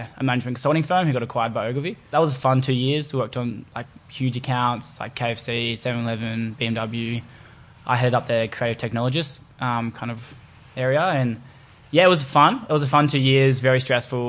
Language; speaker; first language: English; native; English